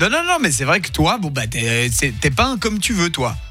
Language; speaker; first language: French; native; French